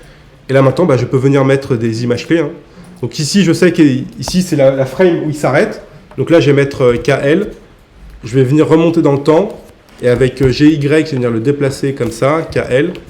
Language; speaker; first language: French; native; French